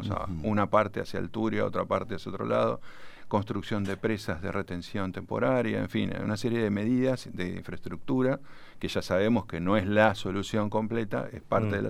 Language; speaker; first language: Spanish; native; Spanish